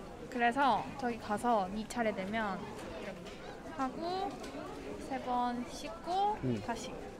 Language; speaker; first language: Korean; native; Korean